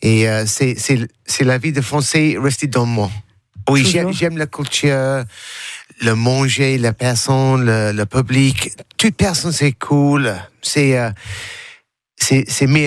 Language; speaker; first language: French; non-native, learner; English